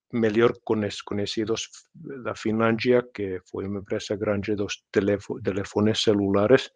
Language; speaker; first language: Portuguese; non-native, fluent; Finnish